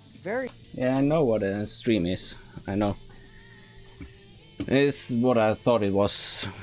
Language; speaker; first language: English; non-native, fluent; Norwegian